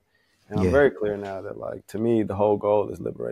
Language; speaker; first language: English; native; English